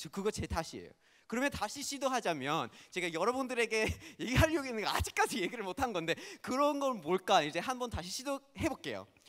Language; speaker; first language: Korean; non-native, fluent; English